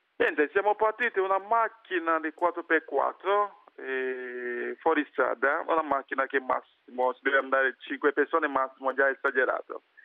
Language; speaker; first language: Italian; non-native, learner; English